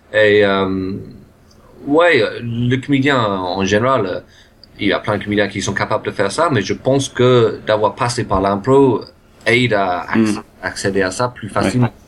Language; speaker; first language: French; non-native, fluent; English